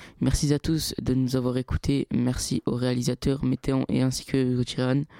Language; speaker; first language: French; native; French